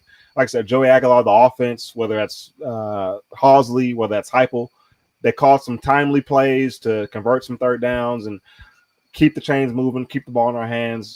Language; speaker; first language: English; native; English